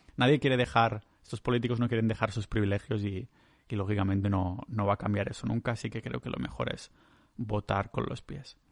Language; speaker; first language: Spanish; native; Spanish